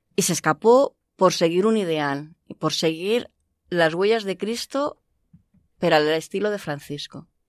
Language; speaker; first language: Spanish; native; Spanish